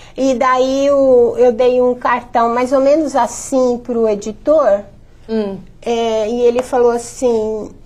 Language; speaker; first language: Portuguese; native; Portuguese